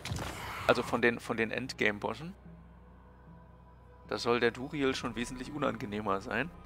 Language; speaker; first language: German; native; German